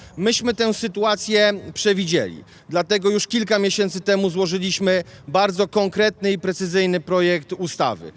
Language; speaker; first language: Polish; native; Polish